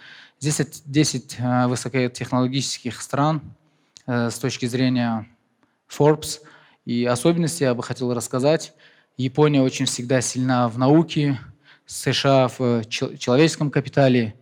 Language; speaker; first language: Russian; non-native, local second language; Tajik